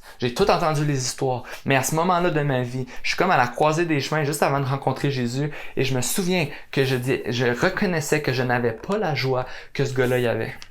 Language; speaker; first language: French; native; French